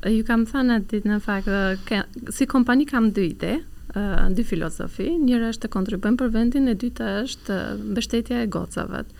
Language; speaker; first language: Albanian; early bilingual, heritage; Albanian